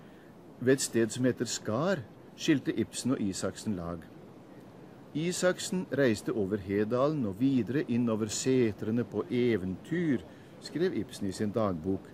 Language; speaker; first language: Norwegian; native; Norwegian